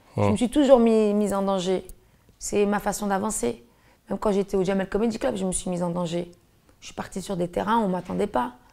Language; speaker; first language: French; native; French